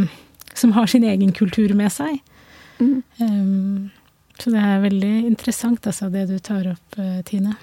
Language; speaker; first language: Norwegian; native; Norwegian